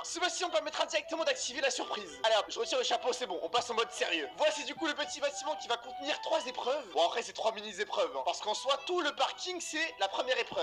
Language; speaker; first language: French; native; French